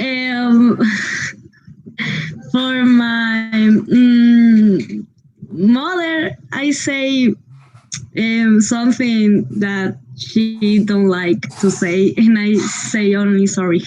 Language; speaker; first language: English; non-native, learner; Spanish